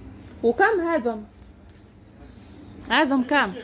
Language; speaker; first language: Arabic; native; Arabic